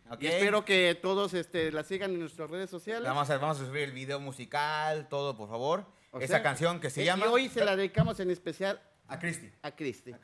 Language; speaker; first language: Spanish; native; Spanish